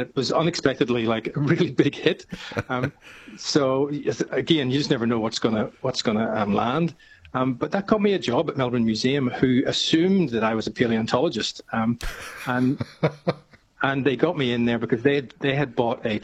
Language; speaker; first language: English; native; English